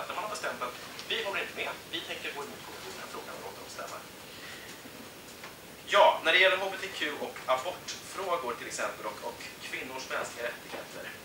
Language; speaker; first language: Swedish; native; Swedish